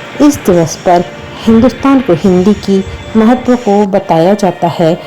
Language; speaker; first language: Hindi; non-native, local second language; Sindhi